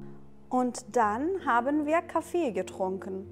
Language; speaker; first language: German; non-native, fluent; Persian